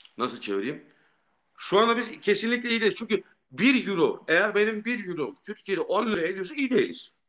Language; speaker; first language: Turkish; early bilingual, heritage; Turkish